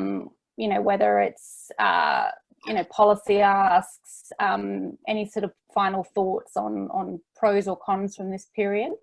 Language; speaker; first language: English; native; English